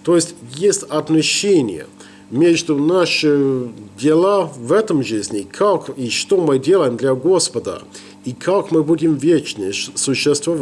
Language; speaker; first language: Russian; non-native, learner; English